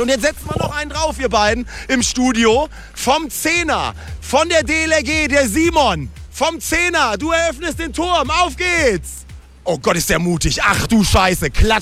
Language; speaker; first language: German; native; German